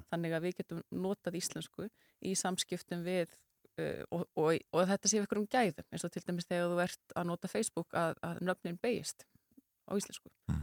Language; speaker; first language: Icelandic; non-native, fluent; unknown